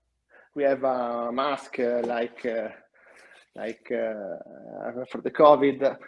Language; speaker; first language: English; non-native, learner; Italian